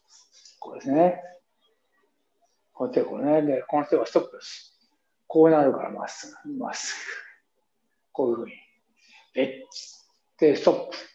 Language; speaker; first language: Japanese; native; Japanese